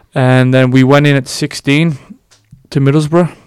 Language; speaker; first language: English; native; English